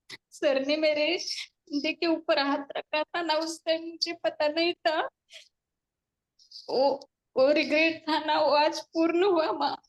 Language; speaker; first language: Hindi; non-native, local second language; Marathi